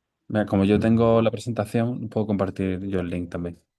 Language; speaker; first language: Spanish; native; Spanish